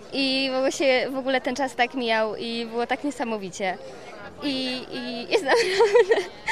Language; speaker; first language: Polish; native; Polish